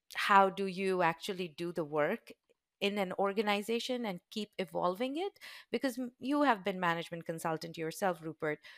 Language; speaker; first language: English; non-native, local second language; Hindi